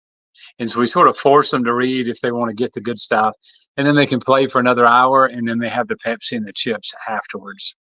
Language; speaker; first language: English; native; English